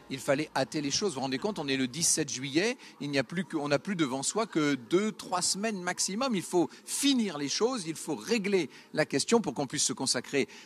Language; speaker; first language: French; native; French